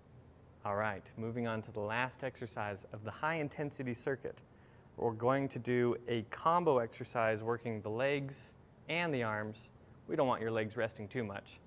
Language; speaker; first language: English; native; English